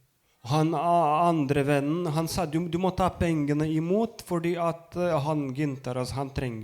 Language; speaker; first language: Norwegian; non-native, fluent; Lithuanian